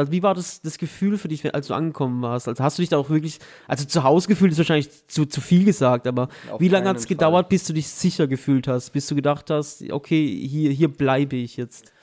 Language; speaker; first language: German; native; German